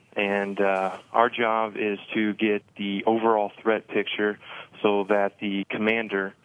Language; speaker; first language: English; native; English